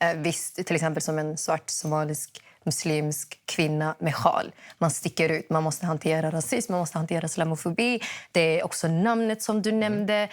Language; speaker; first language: Swedish; early bilingual, other home language; Somali